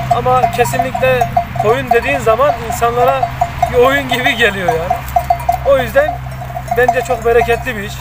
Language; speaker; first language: Turkish; native; Turkish